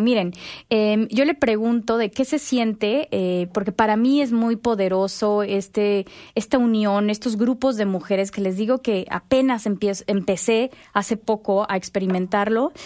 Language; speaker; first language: Spanish; native; Spanish